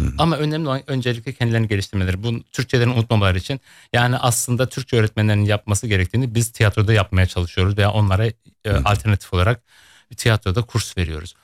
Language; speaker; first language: Turkish; early bilingual, heritage; Turkish